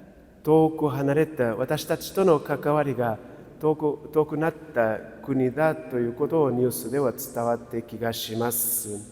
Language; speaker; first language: Japanese; non-native, fluent; Portuguese